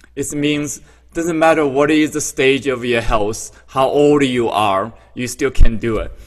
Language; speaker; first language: English; non-native, fluent; Chinese